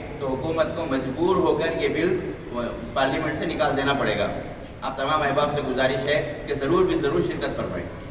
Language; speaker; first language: Urdu; native; Urdu